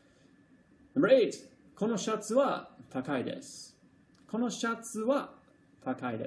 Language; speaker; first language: Japanese; non-native, fluent; English